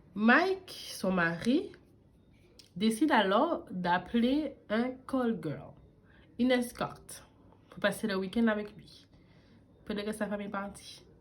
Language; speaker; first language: French; early bilingual, other home language; English